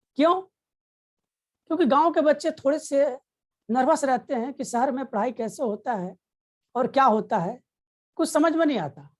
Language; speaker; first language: Hindi; native; Hindi